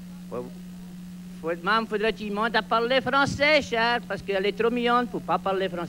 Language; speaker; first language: French; native; French